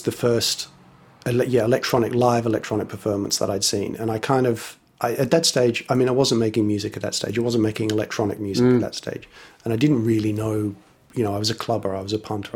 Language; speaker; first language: English; native; English